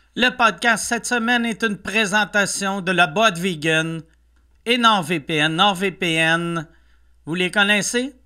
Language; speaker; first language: French; native; French